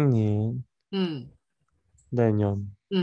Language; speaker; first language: Chinese; non-native, learner; Korean